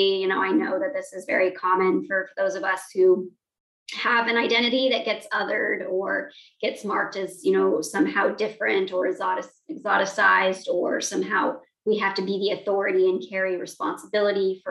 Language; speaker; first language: English; native; English